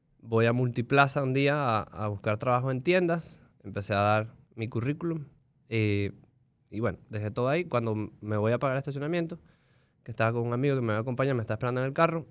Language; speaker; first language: Spanish; native; Spanish